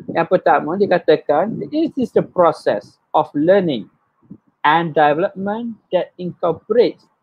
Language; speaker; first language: English; non-native, local second language; Malay